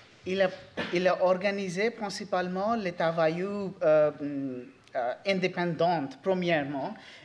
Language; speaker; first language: French; non-native, learner; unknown